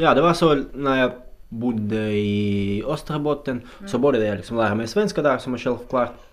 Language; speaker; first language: Swedish; non-native, fluent; Russian